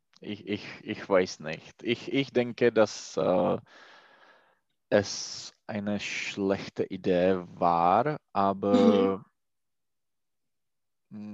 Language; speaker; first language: German; non-native, learner; Czech